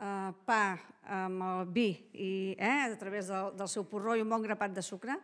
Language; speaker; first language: Catalan; native; Catalan